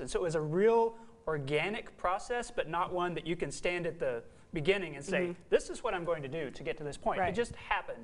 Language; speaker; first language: English; native; English